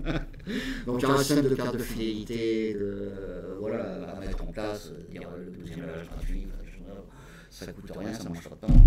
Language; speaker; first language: French; native; French